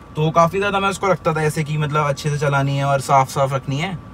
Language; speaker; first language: Hindi; native; Hindi